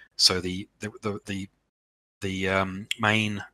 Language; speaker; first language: English; native; English